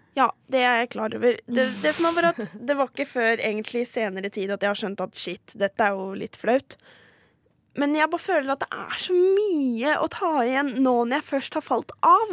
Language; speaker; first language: Norwegian; native; Norwegian